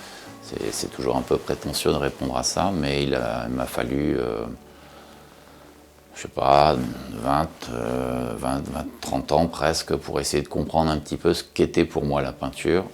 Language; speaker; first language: French; native; French